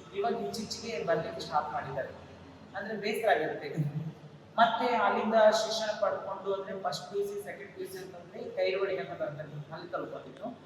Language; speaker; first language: Kannada; native; Kannada